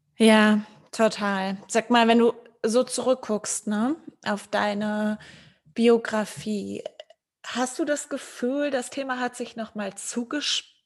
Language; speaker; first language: German; native; German